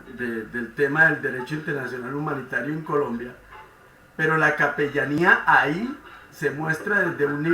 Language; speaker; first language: Spanish; native; Spanish